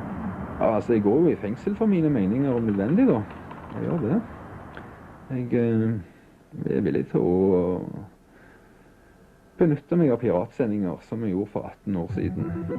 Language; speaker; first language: Norwegian; native; Norwegian